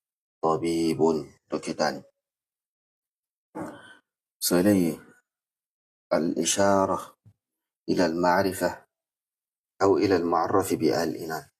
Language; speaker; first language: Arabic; non-native, fluent; Yoruba